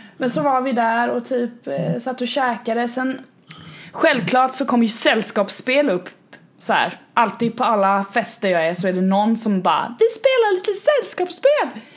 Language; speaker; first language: Swedish; native; Swedish